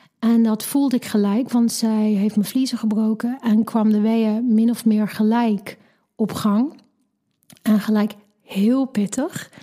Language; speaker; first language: Dutch; non-native, fluent; English